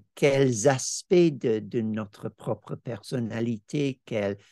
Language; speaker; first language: French; non-native, fluent; English